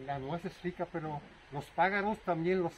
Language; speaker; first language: Spanish; non-native, fluent; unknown